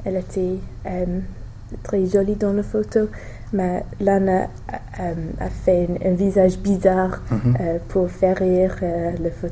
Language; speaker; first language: French; non-native, learner; English